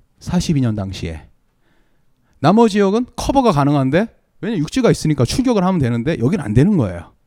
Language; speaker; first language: Korean; native; Korean